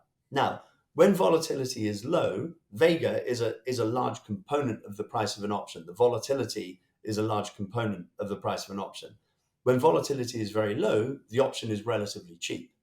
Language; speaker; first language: English; native; English